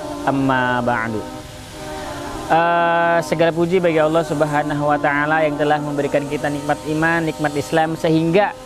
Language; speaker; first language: Indonesian; native; Indonesian